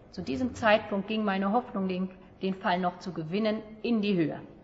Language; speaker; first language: German; native; German